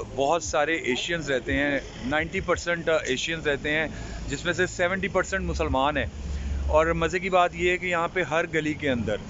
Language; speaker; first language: Urdu; native; Urdu